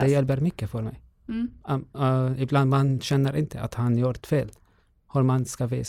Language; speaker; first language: Swedish; non-native, learner; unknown